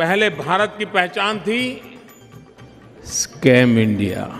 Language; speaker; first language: Hindi; non-native, local second language; Gujarati